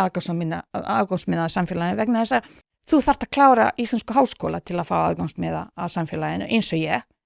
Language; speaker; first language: Icelandic; non-native, fluent; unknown